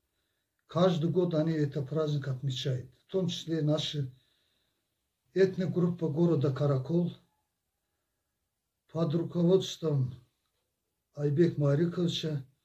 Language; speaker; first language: Russian; non-native, local second language; Azerbaijani